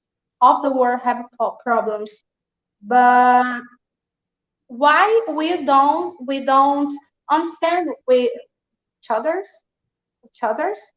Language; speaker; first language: English; non-native, learner; Portuguese